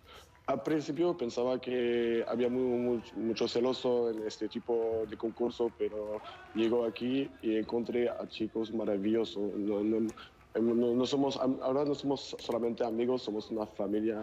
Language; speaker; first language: Spanish; non-native, fluent; French